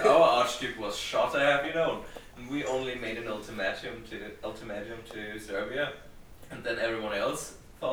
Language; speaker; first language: English; non-native, fluent; German